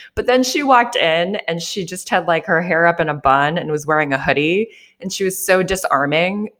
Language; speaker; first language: English; native; English